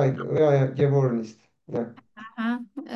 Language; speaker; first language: German; non-native, learner; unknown